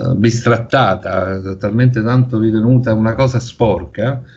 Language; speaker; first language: Italian; native; Italian